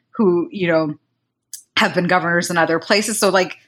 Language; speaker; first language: English; non-native, local second language; Kinyarwanda